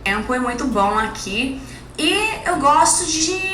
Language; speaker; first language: Portuguese; non-native, learner; English